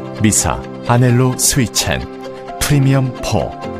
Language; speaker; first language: Korean; native; Korean